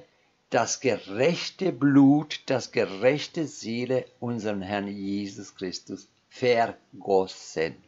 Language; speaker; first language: German; non-native, fluent; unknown